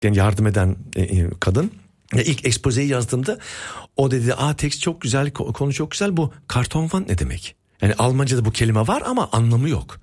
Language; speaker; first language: Turkish; early bilingual, heritage; Turkish